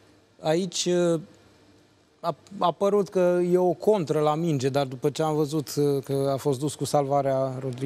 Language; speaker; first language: Romanian; native; Romanian